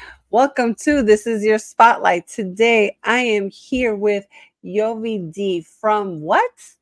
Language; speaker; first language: English; early bilingual, other home language; Spanish